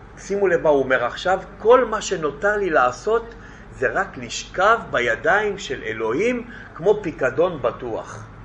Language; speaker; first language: Hebrew; native; Hebrew